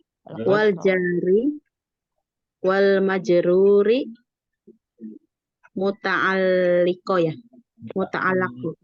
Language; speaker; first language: Arabic; non-native, learner; Indonesian